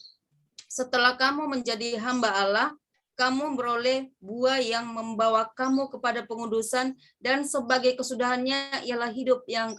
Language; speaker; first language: Indonesian; native; Indonesian